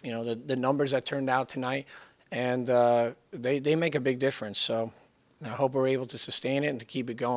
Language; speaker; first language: English; native; English